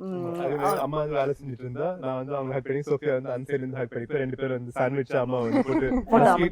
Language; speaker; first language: Tamil; native; Tamil